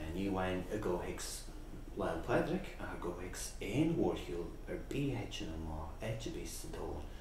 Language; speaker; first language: Irish; native; Irish